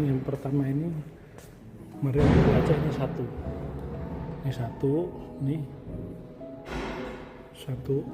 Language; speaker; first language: Indonesian; native; Indonesian